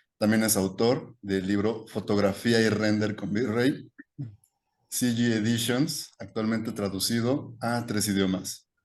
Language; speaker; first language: Spanish; native; Spanish